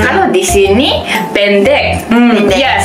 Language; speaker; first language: Indonesian; non-native, learner; Japanese